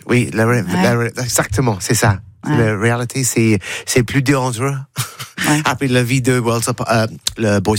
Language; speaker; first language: French; non-native, learner; English